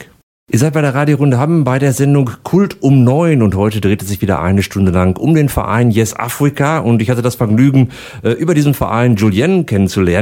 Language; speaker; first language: German; native; German